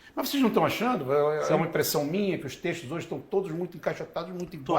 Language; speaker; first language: Portuguese; native; Portuguese